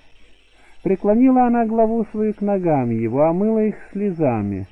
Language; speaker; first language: Russian; native; Russian